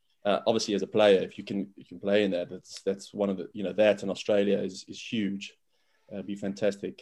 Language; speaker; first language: English; native; English